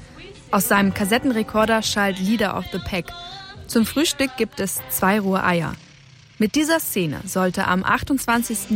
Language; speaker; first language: German; native; German